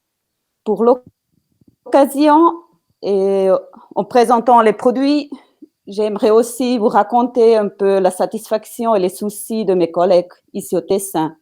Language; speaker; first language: French; non-native, local second language; Italian